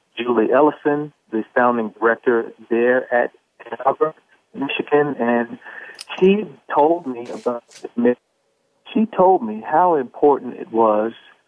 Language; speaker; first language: English; native; English